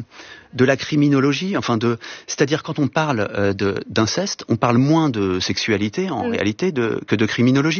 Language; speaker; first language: French; native; French